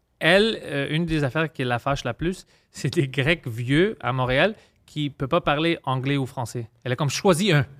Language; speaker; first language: French; early bilingual, other home language; Greek